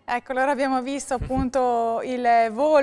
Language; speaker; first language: Italian; native; Italian